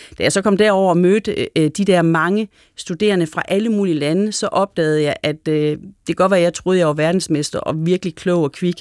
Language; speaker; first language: Danish; native; Danish